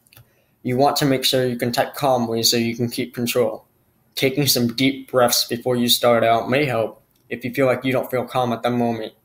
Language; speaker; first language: English; native; English